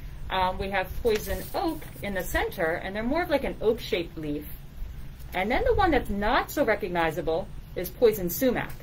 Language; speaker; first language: English; native; English